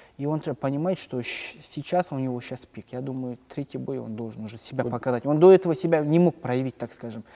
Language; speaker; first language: Russian; non-native, local second language; Kazakh